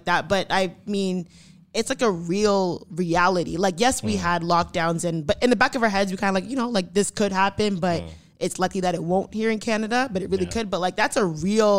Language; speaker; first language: English; native; English